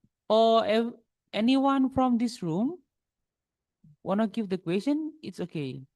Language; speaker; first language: English; non-native, local second language; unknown